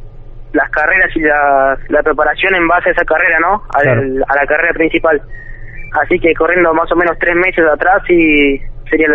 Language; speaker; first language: Spanish; native; Spanish